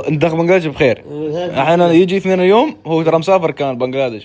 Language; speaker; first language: Arabic; native; Arabic